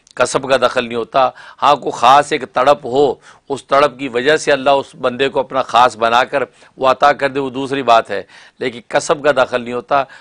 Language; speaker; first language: Urdu; native; Urdu